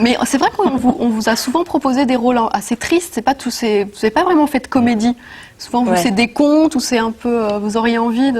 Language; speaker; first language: French; native; French